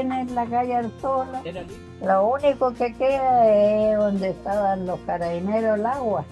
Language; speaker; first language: Spanish; native; Spanish